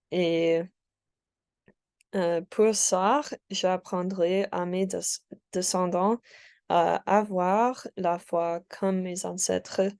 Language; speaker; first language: French; non-native, learner; English